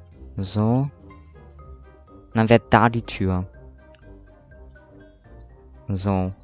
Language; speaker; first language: German; native; German